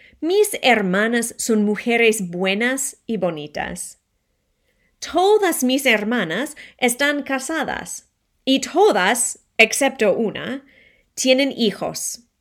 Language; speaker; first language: Spanish; non-native, fluent; English